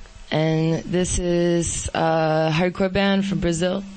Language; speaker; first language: English; native; English